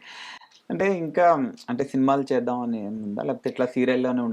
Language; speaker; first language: Telugu; native; Telugu